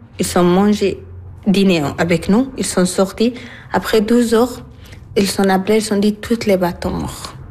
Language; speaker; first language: French; non-native, learner; Arabic